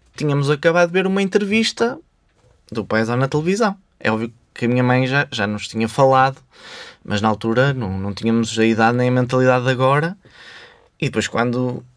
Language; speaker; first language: Portuguese; native; Portuguese